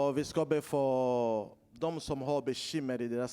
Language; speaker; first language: Swedish; non-native, learner; Lingala